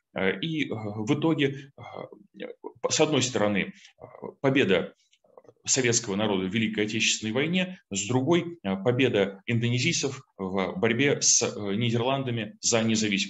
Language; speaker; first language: Russian; native; Russian